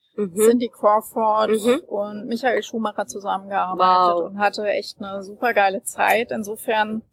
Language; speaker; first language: German; native; German